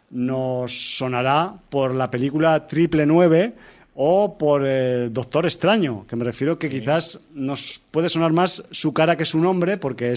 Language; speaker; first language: Spanish; native; Spanish